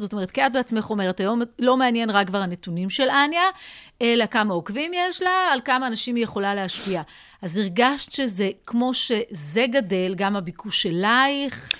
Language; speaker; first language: Hebrew; native; Hebrew